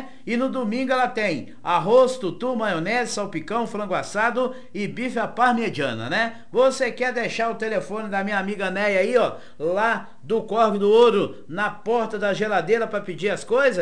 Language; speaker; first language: Portuguese; native; Portuguese